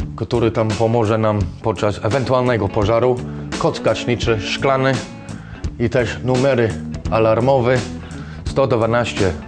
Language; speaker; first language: Polish; non-native, fluent; English